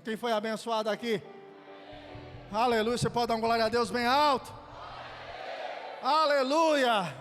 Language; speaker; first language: Portuguese; native; Portuguese